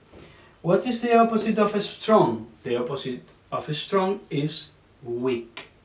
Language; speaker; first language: English; non-native, learner; Spanish